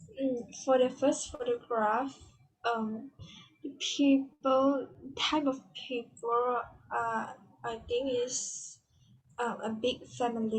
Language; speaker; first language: English; non-native, learner; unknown